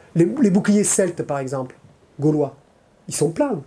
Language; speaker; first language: French; native; French